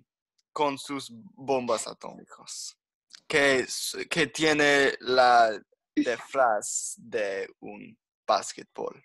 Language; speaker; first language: Spanish; non-native, learner; English